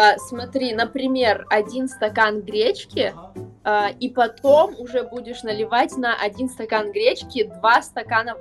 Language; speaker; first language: Russian; native; Russian